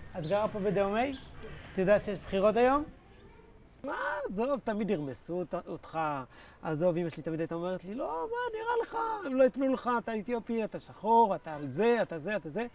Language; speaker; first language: Hebrew; early bilingual, other home language; Amharic